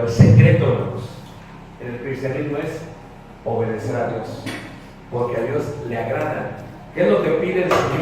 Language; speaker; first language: Spanish; early bilingual, heritage; Spanish